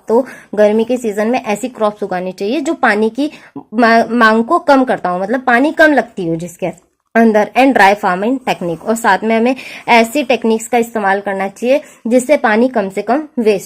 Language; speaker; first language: Hindi; native; Hindi